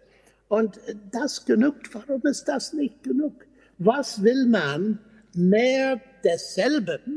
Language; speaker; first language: German; non-native, fluent; English